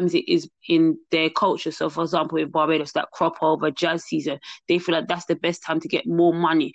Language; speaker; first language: English; native; English